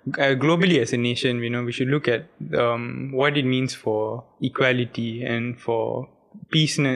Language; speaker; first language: English; non-native, local second language; Tamil